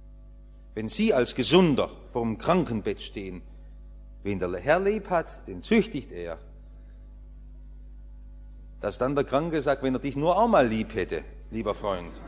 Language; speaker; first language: German; native; German